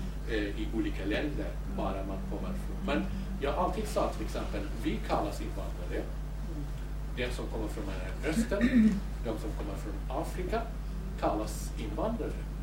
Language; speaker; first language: Swedish; non-native, fluent; Kurdish